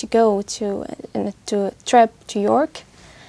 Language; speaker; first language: English; non-native, fluent; Arabic